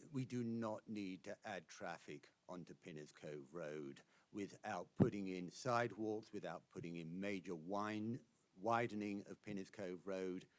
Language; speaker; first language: English; native; English